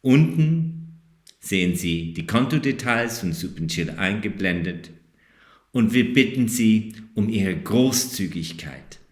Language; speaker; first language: German; non-native, fluent; English